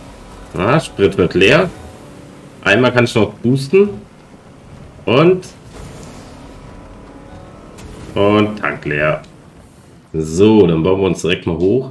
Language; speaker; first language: German; native; German